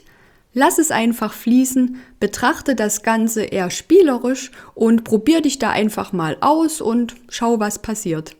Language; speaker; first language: German; native; German